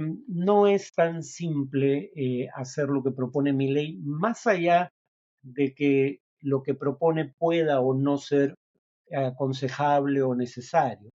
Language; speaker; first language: Spanish; native; Spanish